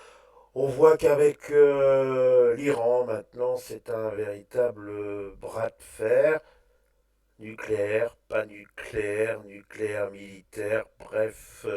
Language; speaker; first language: French; native; French